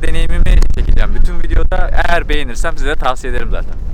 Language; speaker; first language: Turkish; native; Turkish